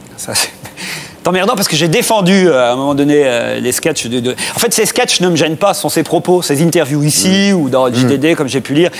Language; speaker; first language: French; native; French